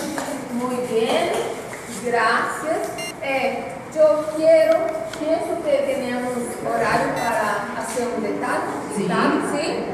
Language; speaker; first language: Spanish; non-native, learner; Portuguese